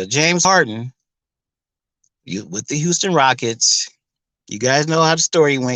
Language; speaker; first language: English; native; English